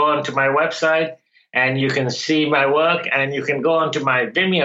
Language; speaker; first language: English; non-native, local second language; Bangla